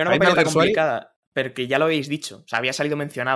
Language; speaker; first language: Spanish; native; Spanish